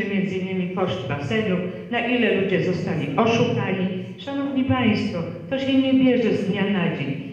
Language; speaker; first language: Polish; native; Polish